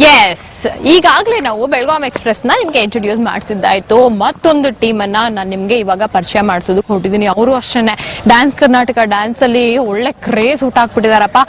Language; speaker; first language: Kannada; native; Kannada